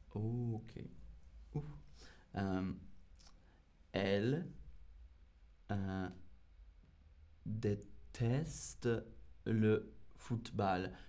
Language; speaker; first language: French; non-native, learner; English